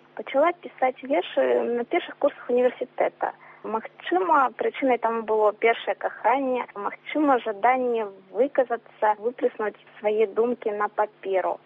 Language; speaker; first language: Belarusian; native; Belarusian